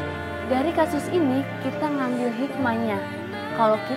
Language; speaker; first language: Indonesian; native; Indonesian